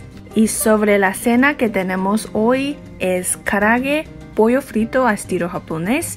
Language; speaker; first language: Spanish; non-native, fluent; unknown